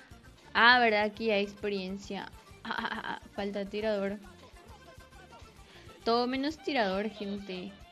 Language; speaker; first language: Spanish; native; Spanish